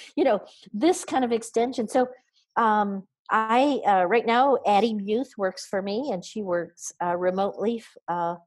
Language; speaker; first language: English; native; English